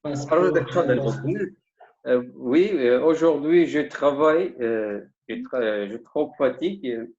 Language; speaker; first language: French; non-native, learner; Kurdish